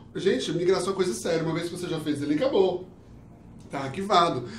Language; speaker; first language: Portuguese; early bilingual, heritage; Portuguese